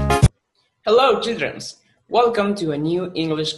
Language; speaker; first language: English; non-native, fluent; Spanish